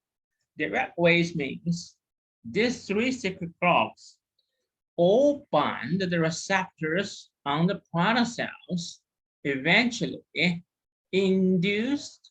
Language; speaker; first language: English; non-native, fluent; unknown